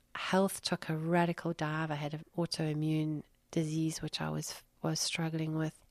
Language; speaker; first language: English; native; English